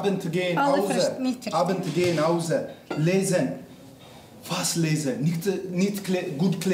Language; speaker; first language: German; non-native, learner; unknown